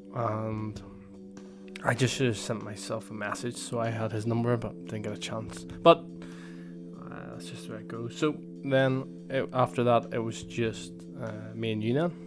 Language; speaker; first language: English; native; English